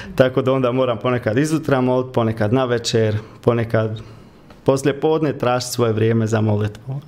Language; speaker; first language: Croatian; early bilingual, heritage; Croatian